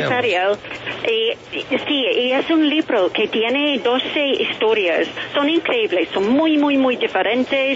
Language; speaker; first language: Spanish; non-native, learner; English